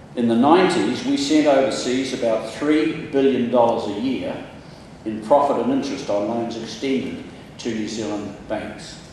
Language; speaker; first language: English; native; English